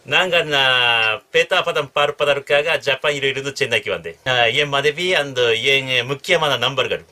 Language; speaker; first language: Tamil; non-native, learner; Japanese